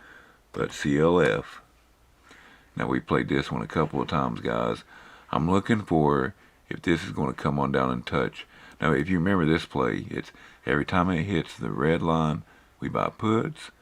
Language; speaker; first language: English; native; English